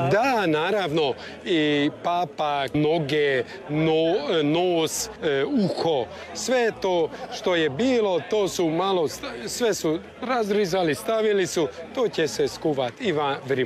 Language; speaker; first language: Serbian; native; Serbian